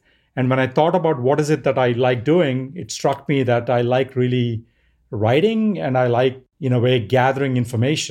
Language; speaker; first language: English; non-native, local second language; Telugu